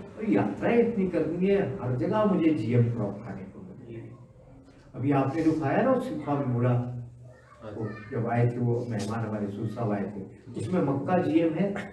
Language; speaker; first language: Hindi; native; Hindi